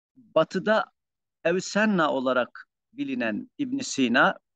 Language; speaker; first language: English; non-native, fluent; Turkish